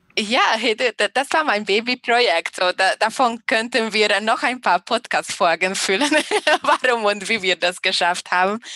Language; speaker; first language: German; non-native, fluent; Hungarian